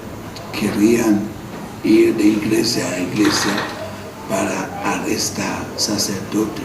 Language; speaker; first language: Spanish; non-native, fluent; Haitian Creole